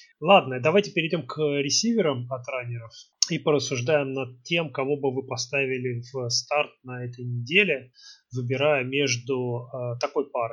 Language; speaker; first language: Russian; native; Russian